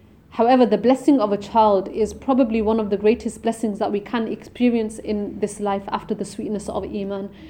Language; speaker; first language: English; native; English